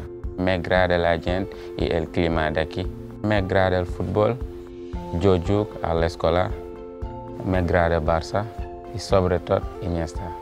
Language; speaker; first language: Catalan; non-native, learner; Wolof